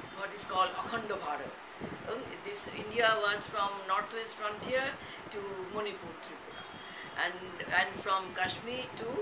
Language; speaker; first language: English; non-native, local second language; Bangla